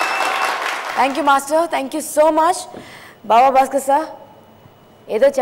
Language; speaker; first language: Telugu; native; Telugu